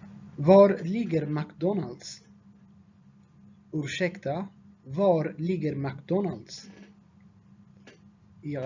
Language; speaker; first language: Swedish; non-native, fluent; Tigrinya